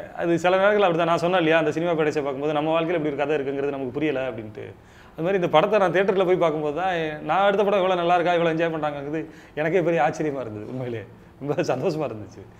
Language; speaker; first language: Tamil; native; Tamil